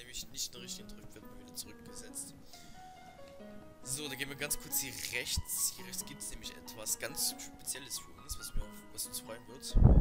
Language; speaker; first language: German; native; German